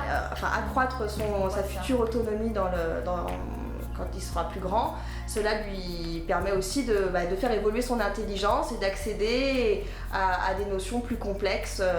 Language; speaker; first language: French; native; French